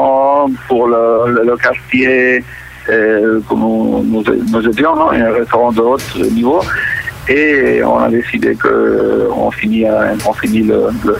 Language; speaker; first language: French; non-native, local second language; Catalan